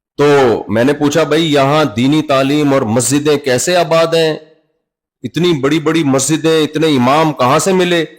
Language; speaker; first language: Urdu; native; Urdu